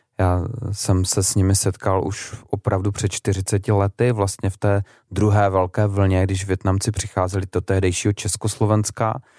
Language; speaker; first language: Czech; native; Czech